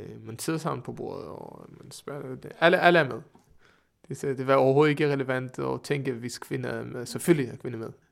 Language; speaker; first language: Danish; non-native, fluent; Hebrew